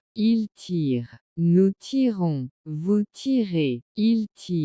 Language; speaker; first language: French; non-native, local second language; Arabic